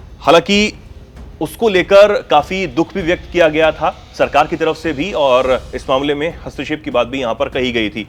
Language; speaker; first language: Hindi; native; Hindi